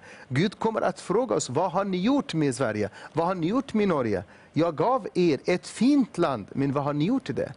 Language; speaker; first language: Swedish; non-native, fluent; Arabic